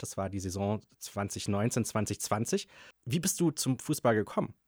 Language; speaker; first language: German; native; German